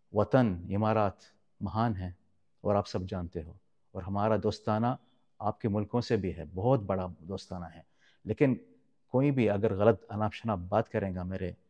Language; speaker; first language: Urdu; non-native, fluent; Arabic